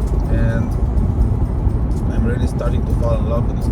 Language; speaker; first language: English; non-native, fluent; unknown